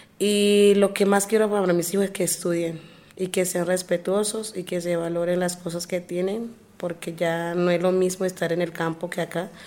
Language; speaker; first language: Spanish; non-native, local second language; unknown